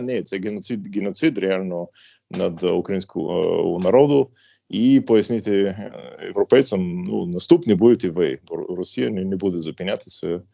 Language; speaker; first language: Ukrainian; non-native, fluent; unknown